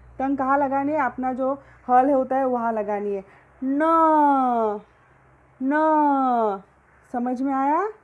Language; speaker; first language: Hindi; non-native, local second language; Marathi